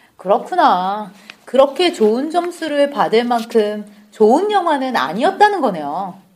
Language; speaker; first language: Korean; native; Korean